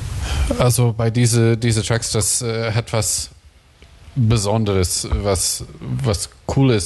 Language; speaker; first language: German; non-native, fluent; English